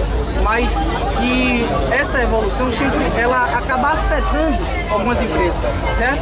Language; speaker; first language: Portuguese; native; Portuguese